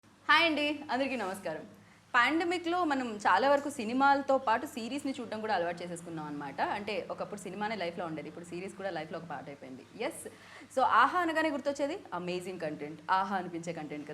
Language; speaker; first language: Telugu; native; Telugu